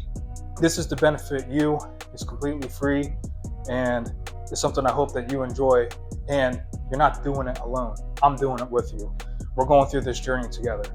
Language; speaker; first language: English; native; English